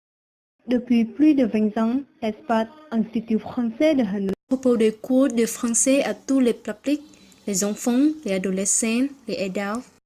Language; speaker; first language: French; non-native, learner; Vietnamese